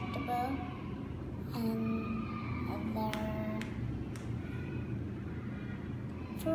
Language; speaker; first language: English; non-native, learner; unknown